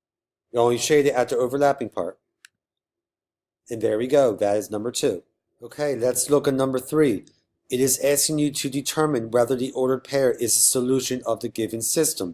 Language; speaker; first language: English; native; English